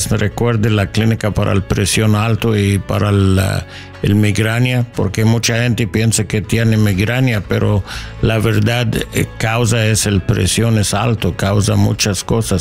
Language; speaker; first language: Spanish; non-native, learner; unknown